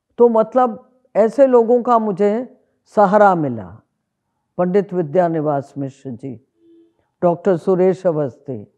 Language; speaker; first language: Hindi; native; Hindi